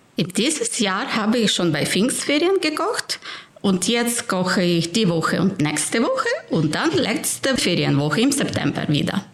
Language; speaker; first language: German; non-native, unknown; Ukrainian